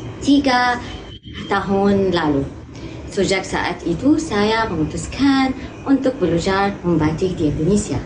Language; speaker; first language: Indonesian; non-native, learner; Arabic